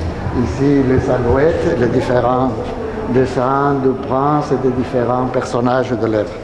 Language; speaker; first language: French; non-native, learner; Spanish